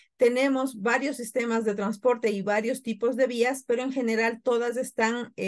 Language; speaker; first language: Spanish; native; Spanish